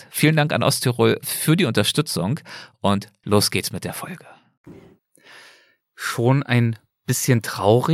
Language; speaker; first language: German; native; German